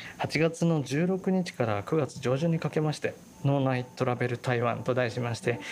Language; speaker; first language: Japanese; non-native, fluent; Chinese